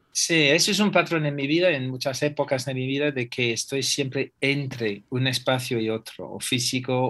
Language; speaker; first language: Spanish; non-native, fluent; English